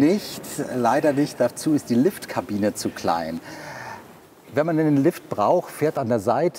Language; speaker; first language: German; native; German